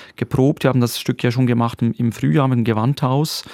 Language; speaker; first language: German; native; German